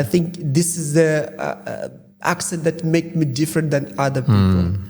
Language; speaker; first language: English; non-native, fluent; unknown